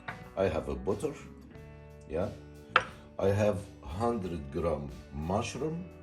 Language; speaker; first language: English; non-native, learner; Arabic